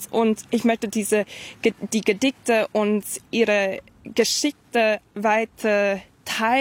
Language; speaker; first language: German; non-native, fluent; English